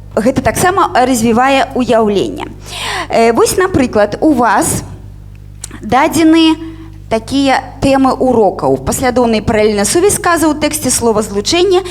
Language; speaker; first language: Belarusian; native; Belarusian